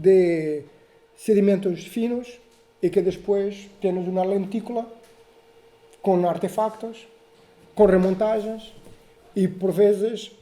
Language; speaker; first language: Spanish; non-native, learner; Portuguese